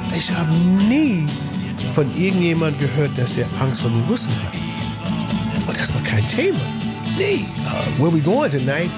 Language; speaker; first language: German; non-native, fluent; English